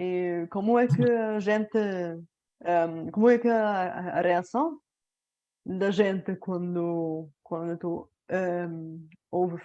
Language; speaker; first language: Portuguese; non-native, fluent; Bulgarian